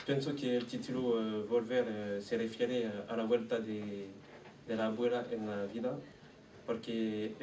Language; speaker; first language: Spanish; non-native, learner; French